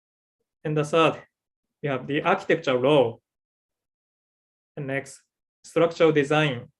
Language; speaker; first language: English; non-native, learner; Japanese